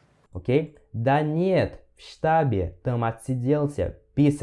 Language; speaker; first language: Russian; non-native, fluent; Portuguese